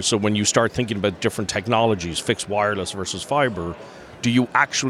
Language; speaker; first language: English; native; English